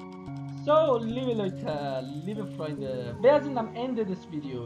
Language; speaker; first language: German; non-native, fluent; Persian